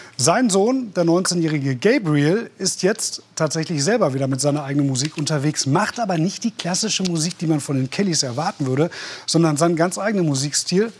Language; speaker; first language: German; native; German